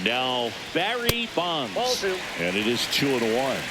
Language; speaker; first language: English; native; English